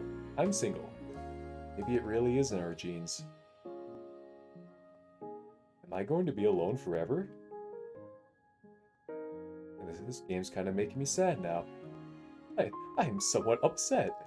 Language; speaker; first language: English; native; English